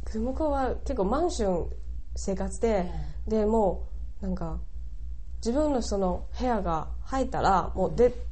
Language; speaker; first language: Japanese; non-native, fluent; Chinese